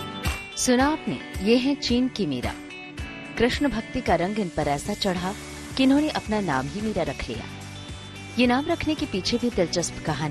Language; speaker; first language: Hindi; native; Hindi